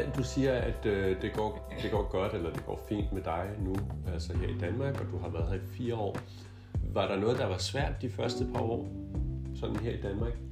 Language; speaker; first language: Danish; native; Danish